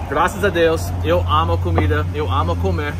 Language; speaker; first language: Portuguese; non-native, learner; English